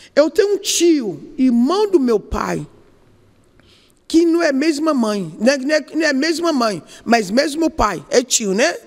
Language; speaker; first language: Portuguese; non-native, learner; Yoruba